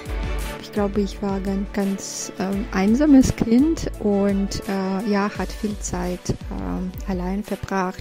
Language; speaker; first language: German; non-native, fluent; Belarusian